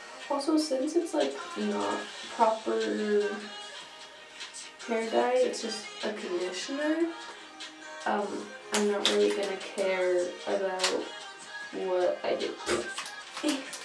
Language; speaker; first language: English; native; English